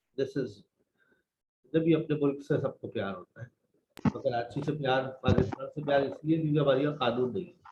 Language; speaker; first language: Urdu; native; Urdu